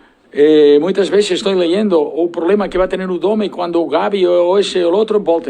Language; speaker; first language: Portuguese; non-native, learner; Spanish